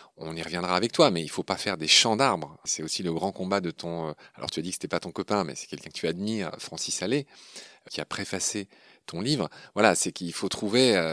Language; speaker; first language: French; native; French